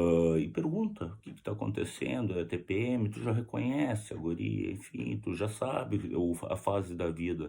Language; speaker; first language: Portuguese; native; Portuguese